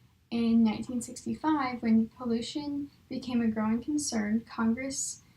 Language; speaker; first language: English; native; English